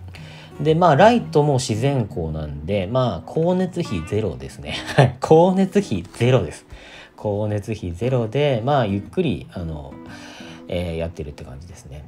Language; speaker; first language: Japanese; native; Japanese